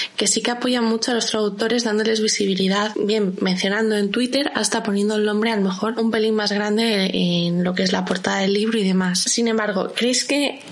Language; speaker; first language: Spanish; native; Spanish